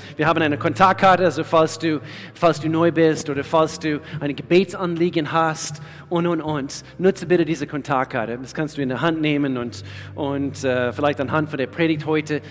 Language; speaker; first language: German; non-native, fluent; English